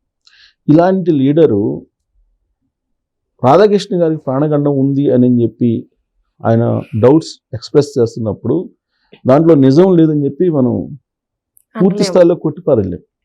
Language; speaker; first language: Telugu; native; Telugu